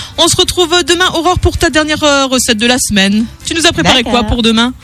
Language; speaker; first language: French; native; French